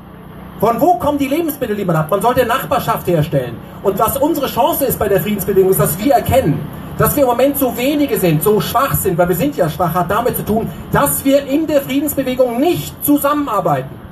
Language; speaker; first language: German; native; German